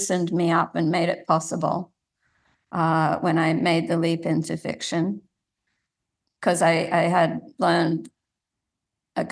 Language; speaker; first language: English; native; English